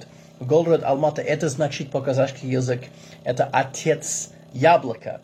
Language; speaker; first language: Russian; non-native, learner; English